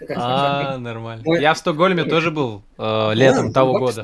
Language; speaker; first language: Russian; native; Russian